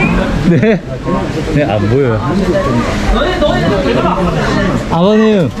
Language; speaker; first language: Korean; non-native, fluent; Chinese